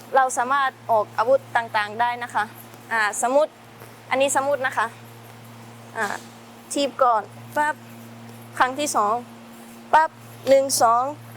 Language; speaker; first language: Thai; non-native, fluent; Estonian